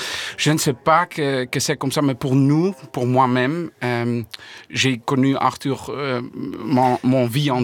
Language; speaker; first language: French; non-native, learner; Dutch